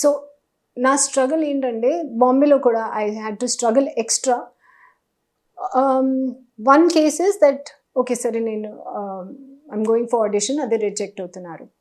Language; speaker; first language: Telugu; non-native, local second language; Hindi